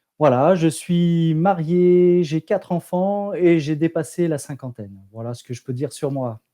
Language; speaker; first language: French; native; French